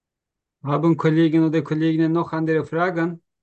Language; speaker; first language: German; non-native, learner; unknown